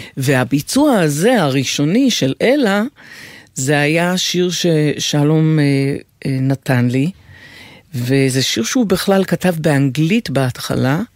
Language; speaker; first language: Hebrew; early bilingual, other home language; English